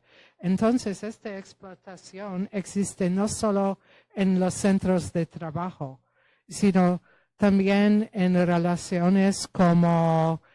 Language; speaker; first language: Spanish; non-native, fluent; Polish